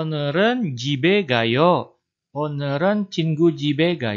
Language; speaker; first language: Korean; non-native, fluent; Indonesian